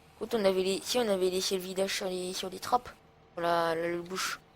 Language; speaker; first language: French; native; French